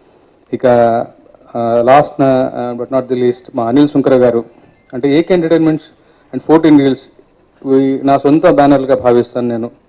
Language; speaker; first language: Telugu; native; Telugu